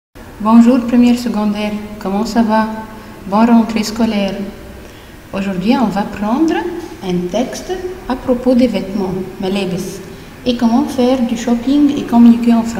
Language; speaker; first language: French; non-native, fluent; Arabic